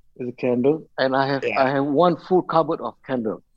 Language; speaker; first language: English; non-native, local second language; Malay